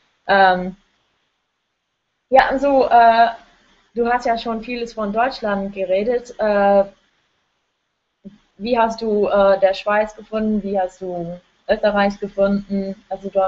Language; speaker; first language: German; non-native, fluent; English